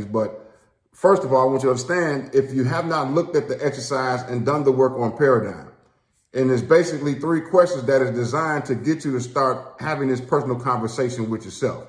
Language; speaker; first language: English; native; English